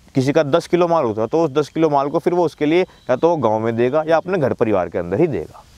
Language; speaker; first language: Hindi; native; Hindi